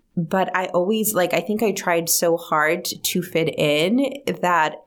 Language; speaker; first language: English; early bilingual, other home language; Spanish